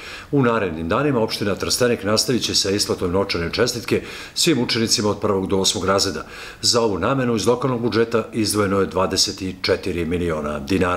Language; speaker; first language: Serbian; native; Serbian